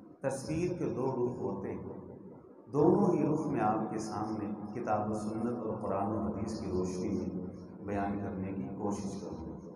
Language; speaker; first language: Urdu; non-native, local second language; Punjabi